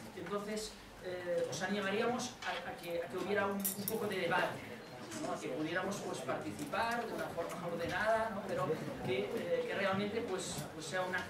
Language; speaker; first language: Spanish; non-native, local second language; Catalan